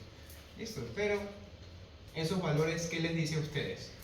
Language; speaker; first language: Spanish; native; Spanish